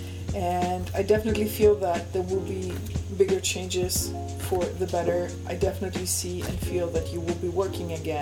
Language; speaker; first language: English; non-native, fluent; German